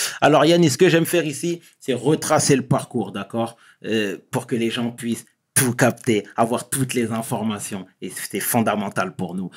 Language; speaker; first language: French; native; French